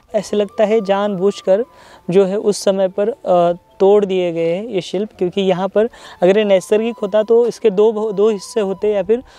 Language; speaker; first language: Hindi; non-native, local second language; Marathi